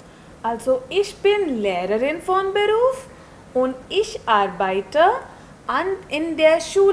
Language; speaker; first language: German; non-native, fluent; Hindi